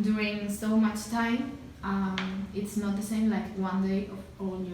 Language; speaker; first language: English; non-native, learner; Spanish